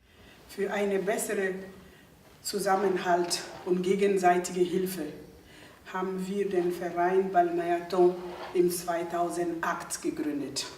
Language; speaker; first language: German; non-native, fluent; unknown